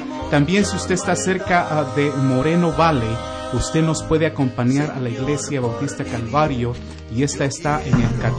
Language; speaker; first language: Spanish; native; Spanish